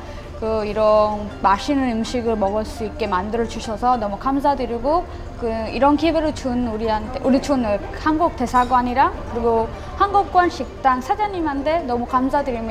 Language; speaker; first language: Korean; non-native, fluent; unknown